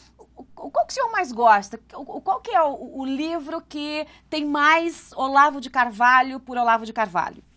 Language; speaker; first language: Portuguese; native; Portuguese